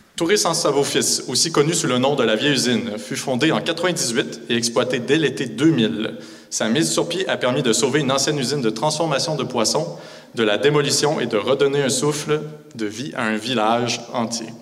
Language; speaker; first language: French; native; French